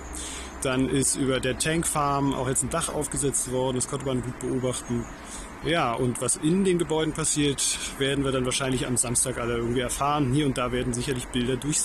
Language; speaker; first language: German; native; German